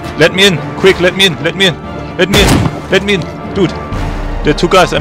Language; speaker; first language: English; non-native, fluent; German